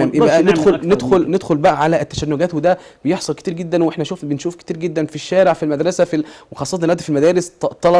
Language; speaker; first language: Arabic; native; Arabic